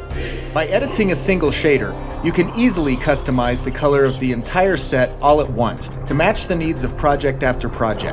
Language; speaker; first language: English; native; English